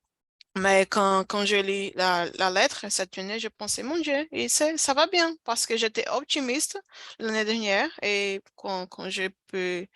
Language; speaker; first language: French; non-native, fluent; Portuguese